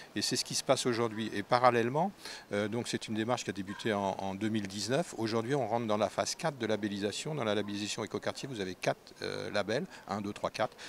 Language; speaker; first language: French; native; French